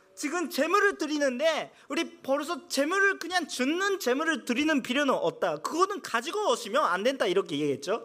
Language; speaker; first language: Korean; non-native, fluent; Japanese